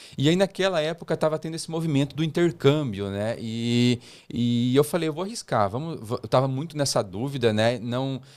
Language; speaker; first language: Portuguese; early bilingual, heritage; Portuguese